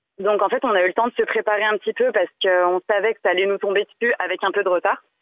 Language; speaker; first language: French; native; French